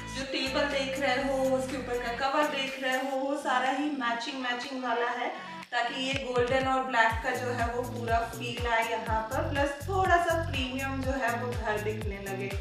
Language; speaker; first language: Hindi; native; Hindi